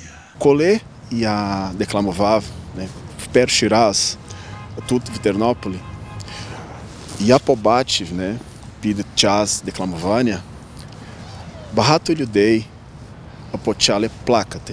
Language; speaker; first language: Ukrainian; non-native, learner; Portuguese